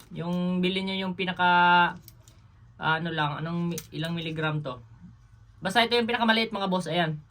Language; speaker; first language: Filipino; non-native, local second language; Cebuano